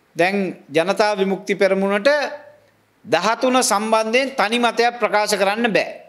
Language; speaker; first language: Sinhala; non-native, local second language; Tamil